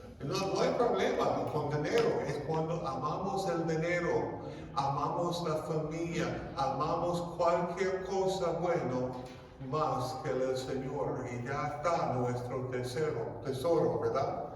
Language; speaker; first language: Spanish; non-native, fluent; English